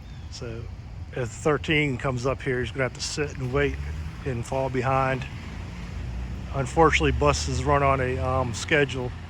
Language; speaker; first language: English; native; English